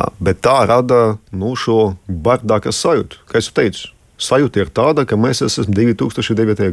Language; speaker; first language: Latvian; non-native, local second language; Russian